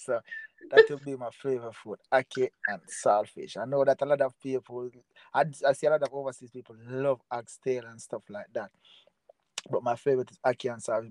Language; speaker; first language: English; non-native, local second language; Jamaican Creole English